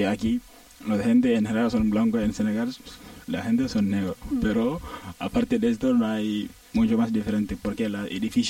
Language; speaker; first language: Spanish; non-native, learner; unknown